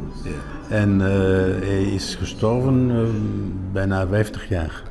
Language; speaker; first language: Dutch; non-native, local second language; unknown